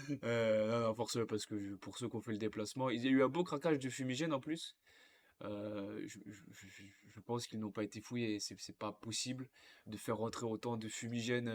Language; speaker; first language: French; native; French